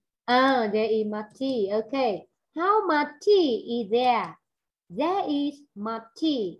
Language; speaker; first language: English; non-native, fluent; Vietnamese